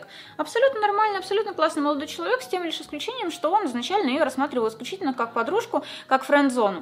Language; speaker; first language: Russian; native; Russian